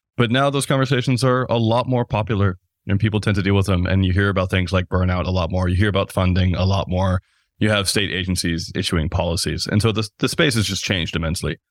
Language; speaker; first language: English; native; English